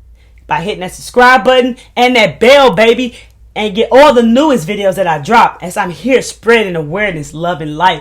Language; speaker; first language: English; native; English